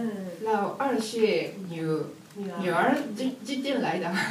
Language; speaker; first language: Chinese; non-native, learner; Japanese